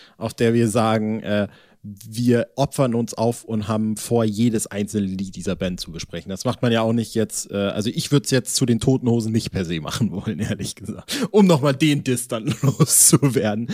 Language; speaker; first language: German; native; German